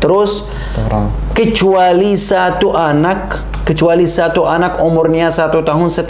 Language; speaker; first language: Indonesian; non-native, learner; Arabic